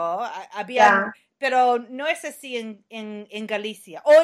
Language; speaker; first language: Spanish; non-native, fluent; English